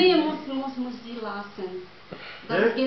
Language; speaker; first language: German; non-native, learner; Portuguese